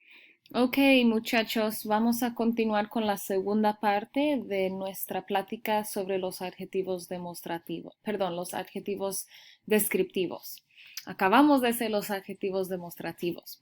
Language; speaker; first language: Spanish; early bilingual, heritage; Spanish